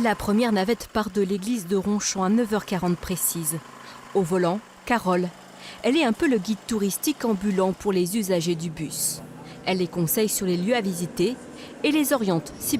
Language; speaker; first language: French; native; French